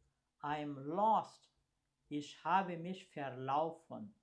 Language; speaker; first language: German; non-native, fluent; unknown